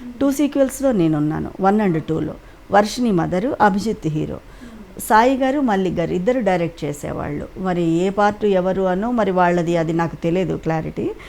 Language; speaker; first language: Telugu; native; Telugu